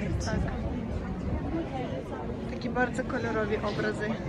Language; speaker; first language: Polish; non-native, learner; Russian